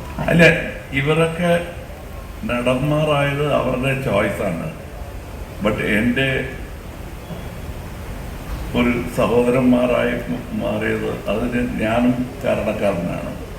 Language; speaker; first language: Malayalam; non-native, local second language; Tamil